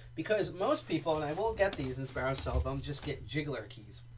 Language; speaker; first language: English; native; English